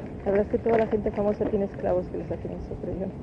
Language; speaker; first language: Spanish; native; Spanish